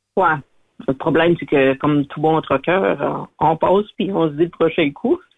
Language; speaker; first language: French; native; French